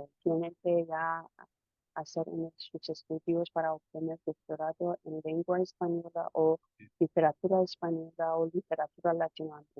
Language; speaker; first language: Spanish; non-native, fluent; Persian